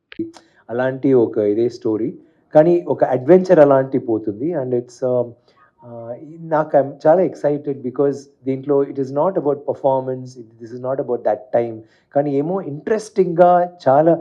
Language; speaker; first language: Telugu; non-native, fluent; Tamil